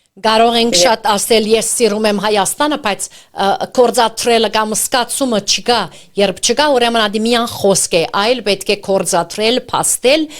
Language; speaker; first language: Armenian; early bilingual, heritage; Armenian